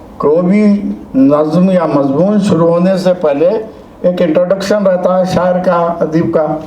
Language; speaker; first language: Urdu; native; Urdu